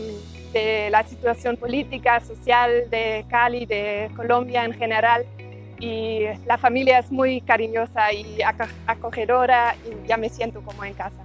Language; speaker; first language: Spanish; non-native, fluent; German